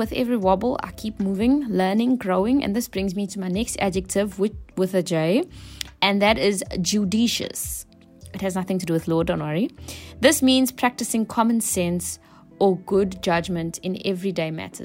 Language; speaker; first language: English; native; English